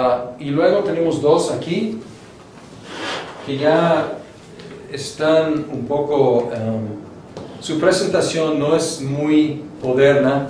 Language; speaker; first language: Spanish; non-native, fluent; English